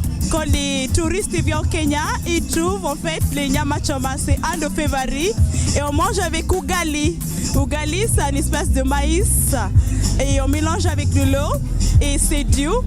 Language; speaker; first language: French; non-native, fluent; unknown